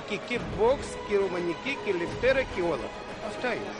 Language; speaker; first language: Greek; non-native, learner; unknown